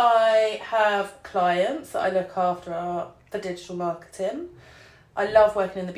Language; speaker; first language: English; native; English